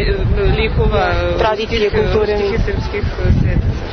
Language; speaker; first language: Russian; native; Russian